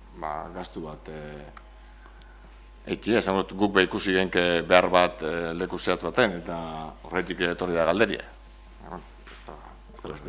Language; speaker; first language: Basque; native; Basque